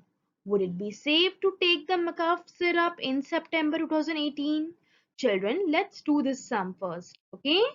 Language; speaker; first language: English; non-native, local second language; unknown